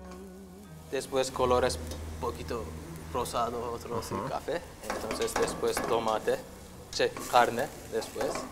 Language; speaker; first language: Spanish; non-native, learner; Turkish